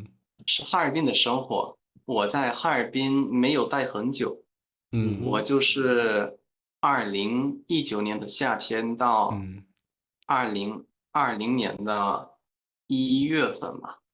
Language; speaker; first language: Chinese; non-native, fluent; Spanish